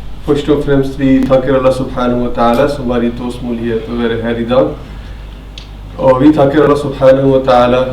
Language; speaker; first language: Norwegian; non-native, fluent; Urdu